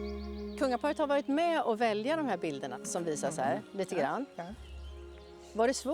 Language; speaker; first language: Swedish; native; Swedish